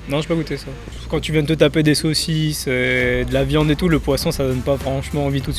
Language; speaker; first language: French; native; French